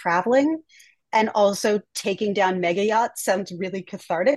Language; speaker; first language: English; native; English